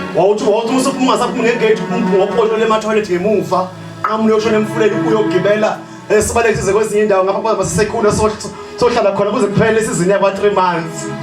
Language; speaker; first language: Zulu; non-native, local second language; South Ndebele